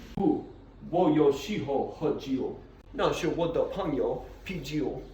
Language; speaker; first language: Chinese; non-native, learner; English